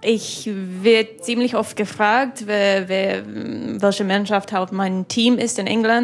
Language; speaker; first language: German; non-native, fluent; English